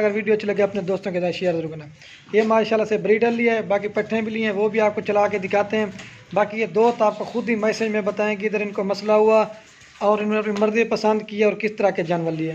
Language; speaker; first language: Hindi; non-native, local second language; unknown